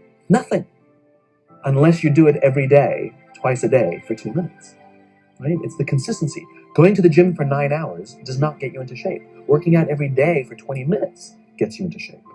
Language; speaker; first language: English; native; English